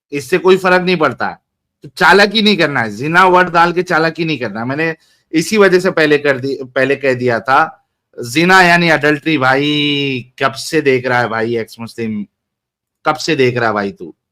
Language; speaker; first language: Hindi; native; Hindi